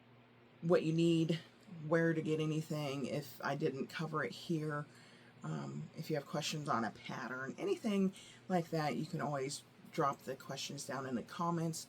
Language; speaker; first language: English; native; English